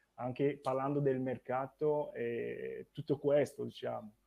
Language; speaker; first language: Italian; non-native, fluent; French